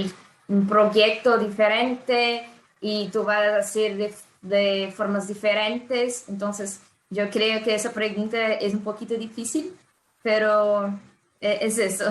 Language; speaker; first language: Spanish; non-native, fluent; Portuguese